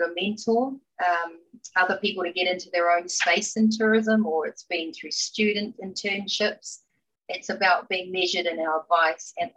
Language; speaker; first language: English; native; English